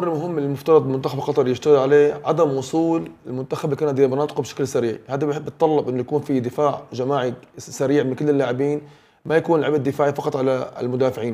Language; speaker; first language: Arabic; native; Arabic